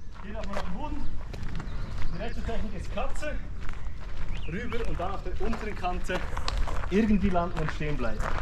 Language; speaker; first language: German; native; German